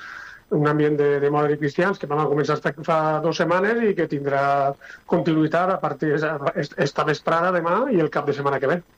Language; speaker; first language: Catalan; native; Catalan